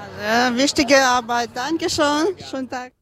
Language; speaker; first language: German; non-native, learner; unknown